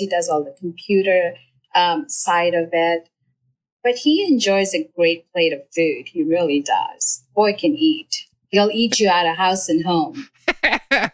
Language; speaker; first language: English; non-native, local second language; Malayalam